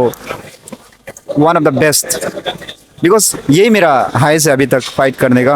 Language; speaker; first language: Hindi; non-native, local second language; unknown